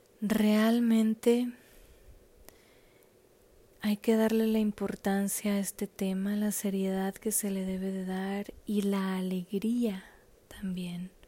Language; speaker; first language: Spanish; native; Spanish